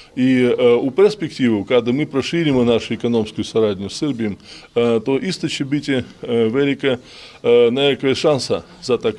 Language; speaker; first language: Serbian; non-native, learner; Russian